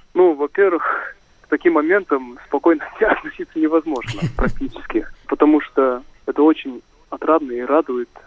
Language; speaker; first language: Russian; non-native, local second language; Kazakh